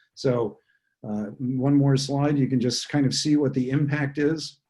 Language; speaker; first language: English; native; English